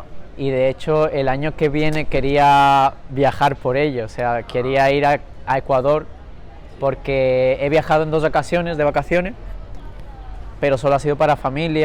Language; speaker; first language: Spanish; early bilingual, other home language; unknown